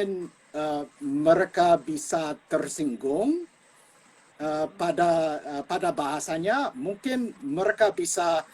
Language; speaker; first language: Indonesian; non-native, fluent; English